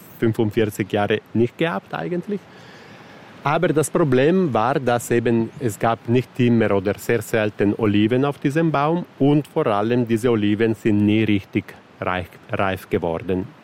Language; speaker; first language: German; non-native, local second language; Italian